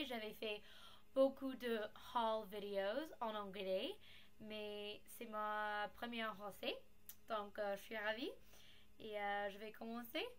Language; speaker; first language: French; non-native, learner; English